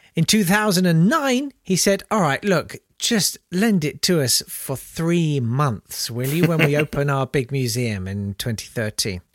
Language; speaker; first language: English; native; English